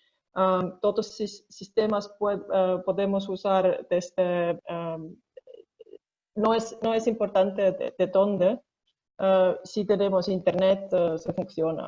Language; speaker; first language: Spanish; non-native, fluent; Estonian